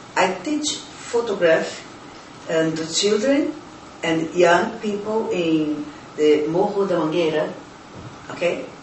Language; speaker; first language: English; non-native, learner; Portuguese